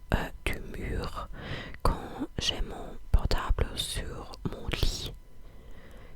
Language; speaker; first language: French; non-native, fluent; English